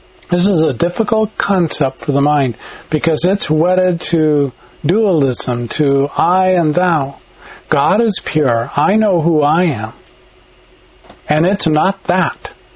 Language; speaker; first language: English; native; English